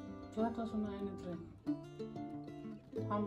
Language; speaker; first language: German; non-native, learner; Indonesian